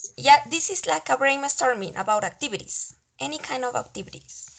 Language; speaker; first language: English; non-native, fluent; Spanish